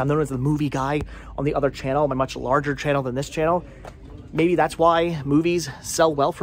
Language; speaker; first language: English; native; English